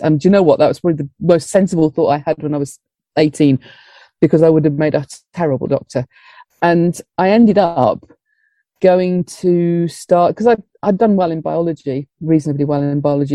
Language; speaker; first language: English; native; English